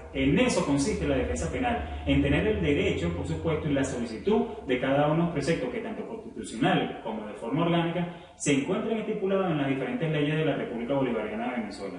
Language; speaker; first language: Spanish; native; Spanish